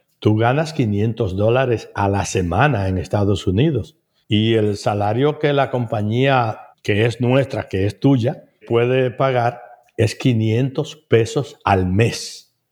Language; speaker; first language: Spanish; native; Spanish